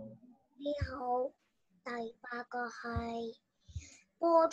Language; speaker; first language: Cantonese; non-native, learner; Chinese